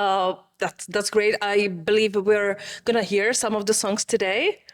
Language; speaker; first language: English; non-native, fluent; Czech